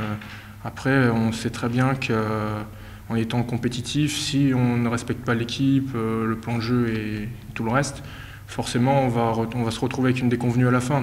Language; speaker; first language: French; native; French